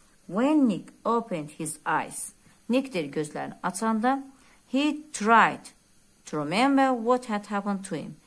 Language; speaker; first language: English; non-native, fluent; Azerbaijani